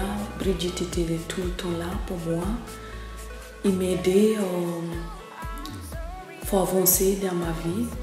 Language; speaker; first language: French; non-native, learner; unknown